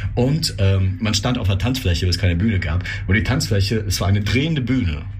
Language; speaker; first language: German; non-native, fluent; Russian